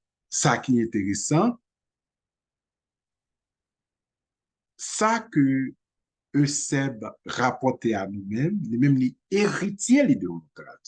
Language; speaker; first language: French; non-native, local second language; Haitian Creole